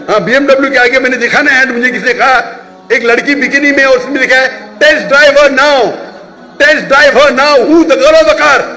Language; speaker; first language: Urdu; non-native, local second language; Konkani